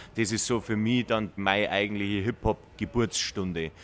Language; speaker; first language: German; native; German